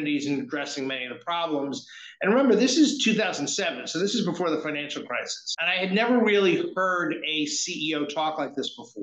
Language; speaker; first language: English; native; English